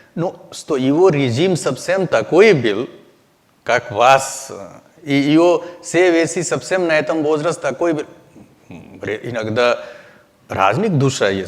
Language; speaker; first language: Russian; non-native, learner; Hindi